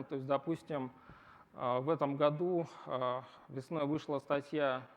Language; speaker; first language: Russian; native; Russian